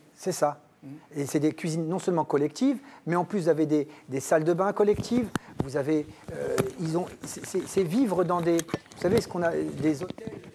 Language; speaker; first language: French; native; French